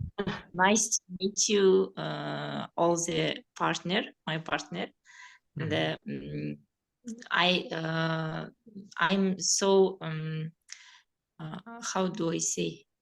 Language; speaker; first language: English; non-native, learner; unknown